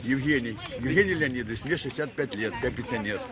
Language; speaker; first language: Russian; native; Russian